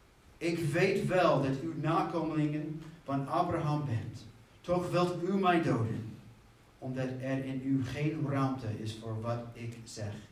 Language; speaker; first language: Dutch; non-native, fluent; English